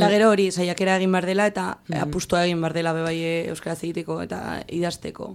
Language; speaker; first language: Basque; non-native, local second language; Spanish